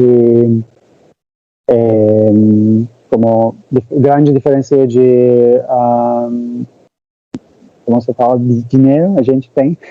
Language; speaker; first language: Portuguese; non-native, learner; Turkish